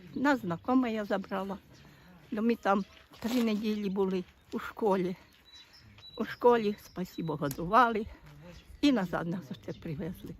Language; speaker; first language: Ukrainian; native; Ukrainian